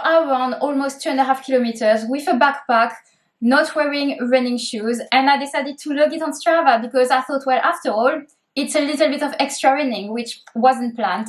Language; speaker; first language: English; native; English